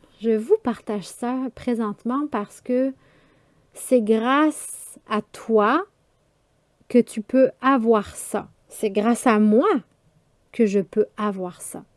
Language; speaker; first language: French; native; French